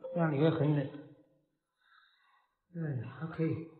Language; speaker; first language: Chinese; native; Chinese